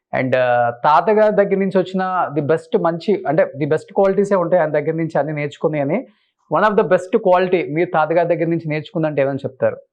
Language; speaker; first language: Telugu; native; Telugu